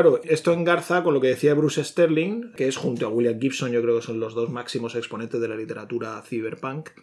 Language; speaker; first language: Spanish; native; Spanish